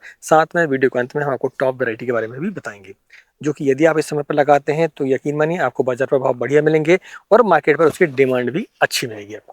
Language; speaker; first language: Hindi; native; Hindi